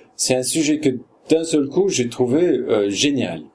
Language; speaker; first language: French; non-native, fluent; English